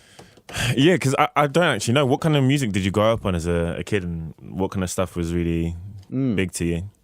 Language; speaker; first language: English; native; English